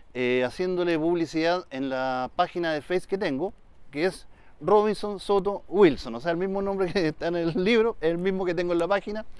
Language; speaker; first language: Spanish; native; Spanish